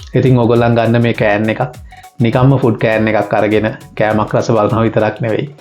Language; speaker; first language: Sinhala; native; Sinhala